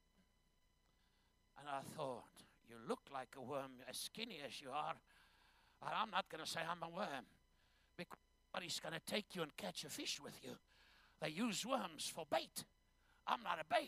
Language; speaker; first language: English; non-native, local second language; Afrikaans